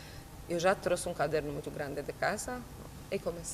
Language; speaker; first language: Portuguese; non-native, learner; Romanian